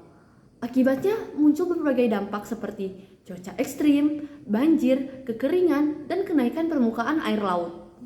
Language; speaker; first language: Indonesian; native; Indonesian